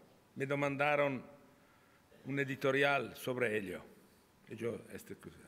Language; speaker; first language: Spanish; non-native, learner; Italian